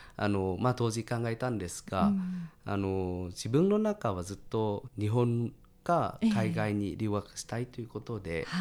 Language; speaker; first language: Japanese; non-native, fluent; Vietnamese